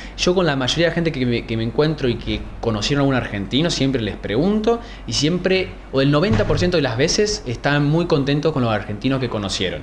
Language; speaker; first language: Spanish; native; Spanish